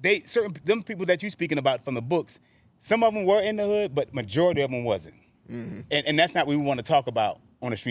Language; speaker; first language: English; native; English